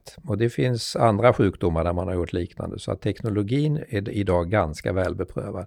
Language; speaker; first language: Swedish; native; Swedish